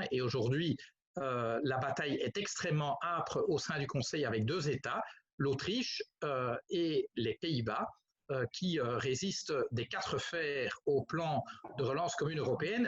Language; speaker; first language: French; native; French